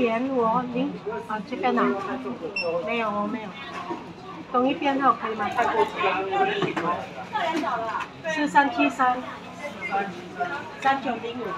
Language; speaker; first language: Chinese; non-native, learner; Filipino